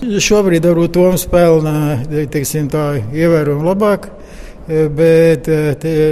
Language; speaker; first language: Latvian; native; Latvian